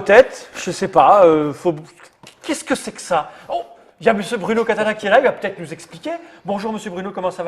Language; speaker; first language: French; native; French